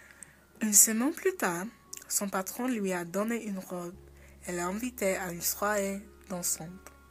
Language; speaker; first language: French; non-native, learner; English